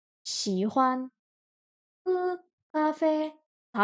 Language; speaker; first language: Chinese; non-native, learner; French